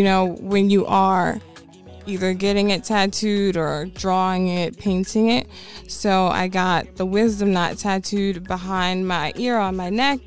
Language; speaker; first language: English; native; English